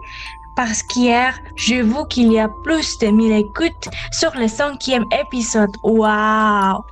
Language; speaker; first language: French; non-native, learner; Indonesian